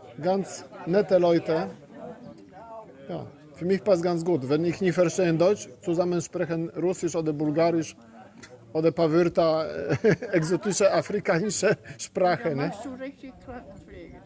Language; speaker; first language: German; non-native, learner; Polish